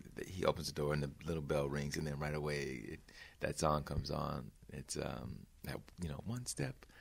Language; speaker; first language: English; native; English